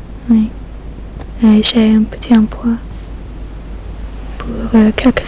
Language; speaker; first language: French; non-native, learner; English